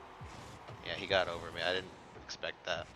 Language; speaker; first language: English; native; English